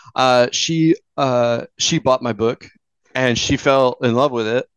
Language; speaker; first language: English; native; English